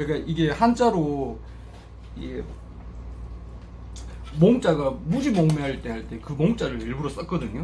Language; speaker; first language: Korean; native; Korean